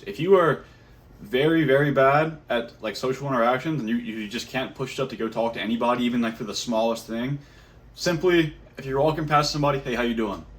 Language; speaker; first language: English; native; English